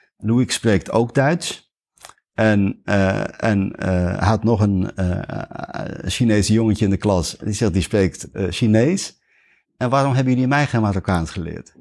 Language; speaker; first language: Dutch; early bilingual, other home language; Riffian